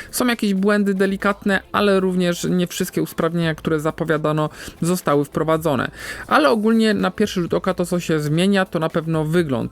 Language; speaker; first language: Polish; native; Polish